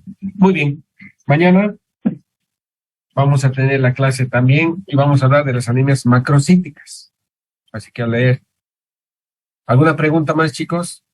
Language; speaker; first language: Spanish; native; Spanish